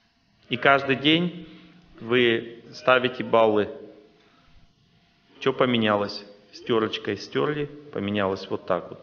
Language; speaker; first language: Russian; native; Russian